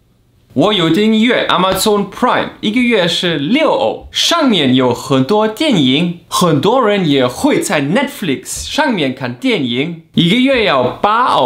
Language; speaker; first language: Chinese; non-native, fluent; German